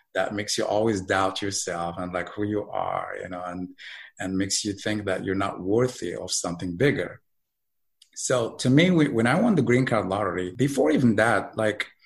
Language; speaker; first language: English; non-native, fluent; Arabic